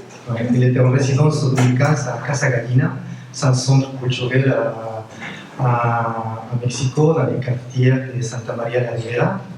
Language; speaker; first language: French; non-native, fluent; Spanish